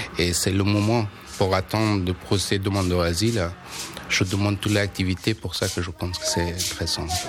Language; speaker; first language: French; non-native, learner; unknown